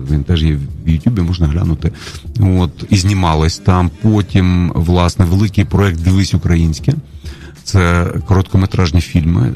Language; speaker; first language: Ukrainian; non-native, local second language; Russian